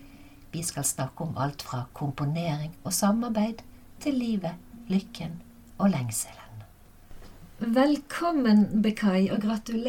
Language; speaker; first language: Norwegian; native; Norwegian